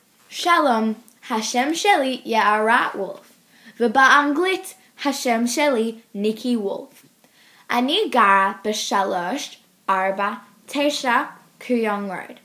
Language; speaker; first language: Hebrew; non-native, learner; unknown